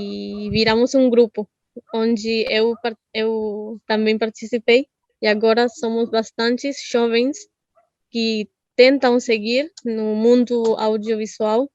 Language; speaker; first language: Portuguese; non-native, fluent; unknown